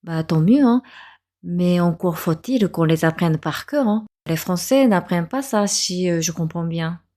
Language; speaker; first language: French; non-native, fluent; Japanese